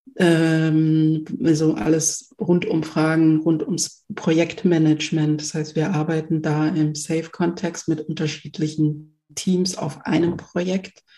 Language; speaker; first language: German; early bilingual, other home language; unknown